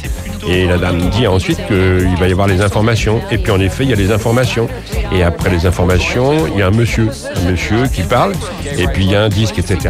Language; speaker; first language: French; native; French